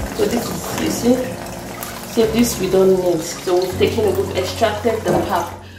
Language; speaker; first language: English; non-native, local second language; Igbo